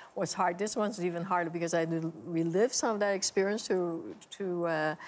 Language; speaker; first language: English; native; English